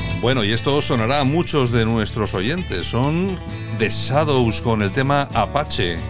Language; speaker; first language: Spanish; native; Spanish